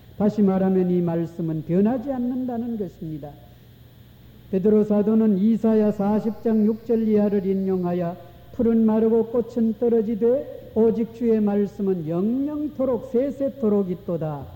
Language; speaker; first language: Korean; native; Korean